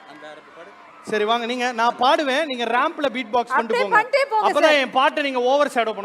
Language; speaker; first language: Tamil; native; Tamil